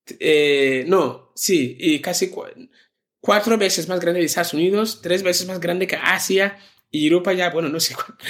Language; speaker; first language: Spanish; non-native, fluent; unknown